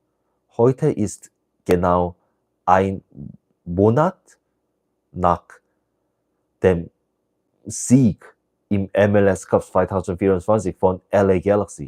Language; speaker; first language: German; non-native, learner; English